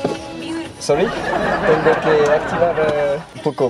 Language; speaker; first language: Spanish; non-native, learner; French